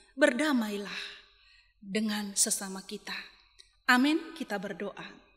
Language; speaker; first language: Indonesian; non-native, local second language; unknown